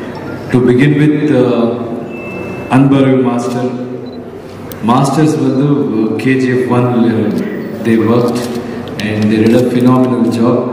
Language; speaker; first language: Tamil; non-native, learner; Kannada